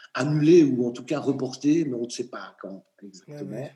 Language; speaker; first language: French; native; French